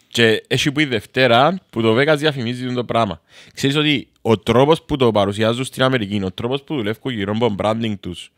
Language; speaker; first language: Greek; native; Greek